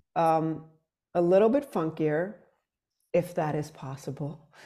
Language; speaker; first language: English; non-native, fluent; Swedish